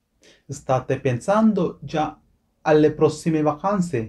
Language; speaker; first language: Italian; non-native, fluent; Sinhala